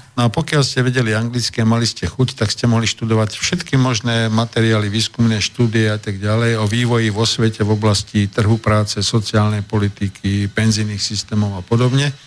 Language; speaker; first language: Slovak; native; Slovak